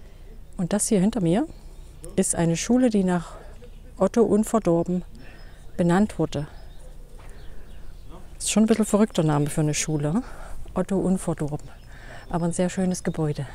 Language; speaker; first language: German; native; German